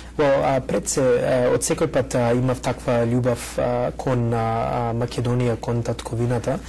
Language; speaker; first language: Macedonian; early bilingual, heritage; Macedonian